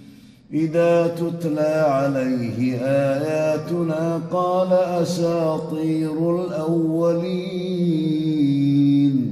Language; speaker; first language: Arabic; native; Arabic